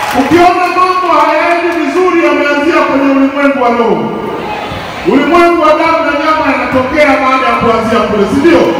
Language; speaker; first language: Swahili; native; Swahili